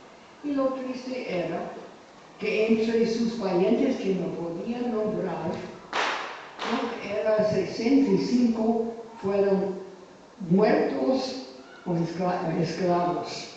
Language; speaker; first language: Spanish; non-native, fluent; English